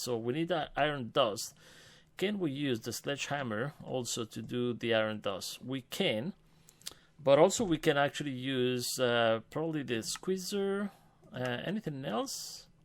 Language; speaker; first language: English; non-native, fluent; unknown